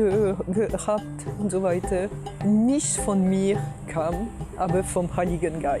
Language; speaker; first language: German; non-native, fluent; French